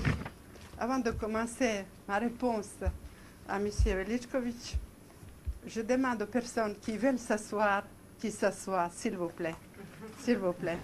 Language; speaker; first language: French; non-native, fluent; Serbian